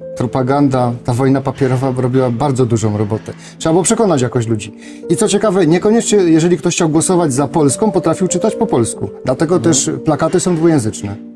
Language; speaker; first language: Polish; native; Polish